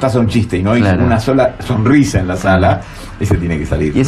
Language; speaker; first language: Spanish; native; Spanish